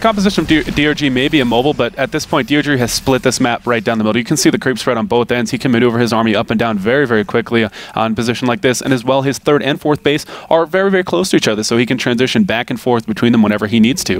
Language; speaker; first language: English; native; English